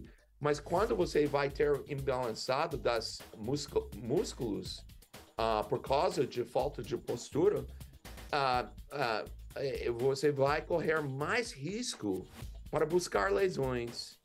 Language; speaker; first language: Portuguese; non-native, learner; English